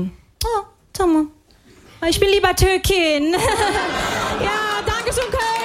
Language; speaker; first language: German; early bilingual, other home language; Arabic